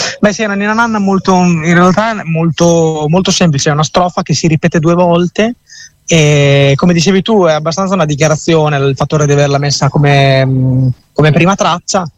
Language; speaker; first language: Italian; native; Italian